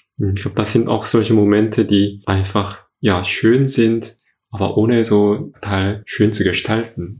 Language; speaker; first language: German; non-native, fluent; Korean